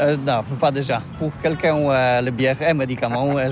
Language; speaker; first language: French; non-native, learner; Polish